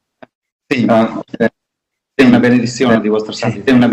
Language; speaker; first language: Italian; non-native, learner; Malayalam